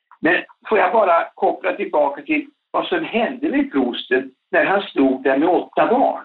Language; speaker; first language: Swedish; native; Swedish